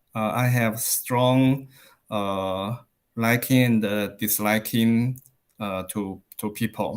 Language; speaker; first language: English; non-native, learner; Chinese